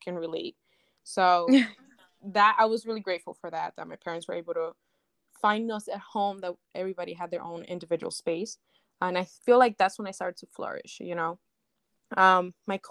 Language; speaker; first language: English; non-native, fluent; Spanish